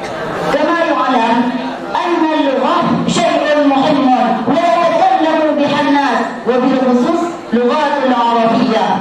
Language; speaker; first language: Arabic; non-native, learner; Indonesian